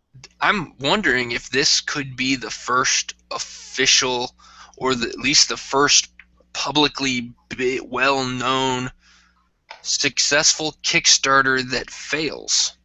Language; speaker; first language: English; native; English